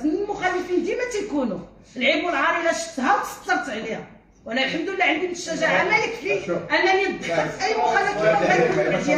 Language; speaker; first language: Arabic; native; Arabic